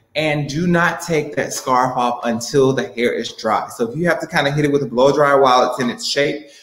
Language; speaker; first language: English; native; English